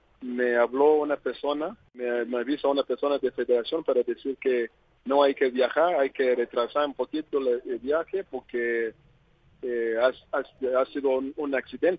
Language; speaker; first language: Spanish; non-native, learner; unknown